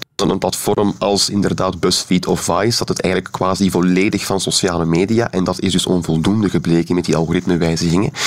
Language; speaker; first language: Dutch; native; Dutch